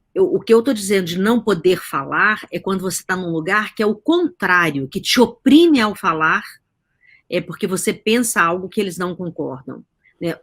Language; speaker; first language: Portuguese; native; Portuguese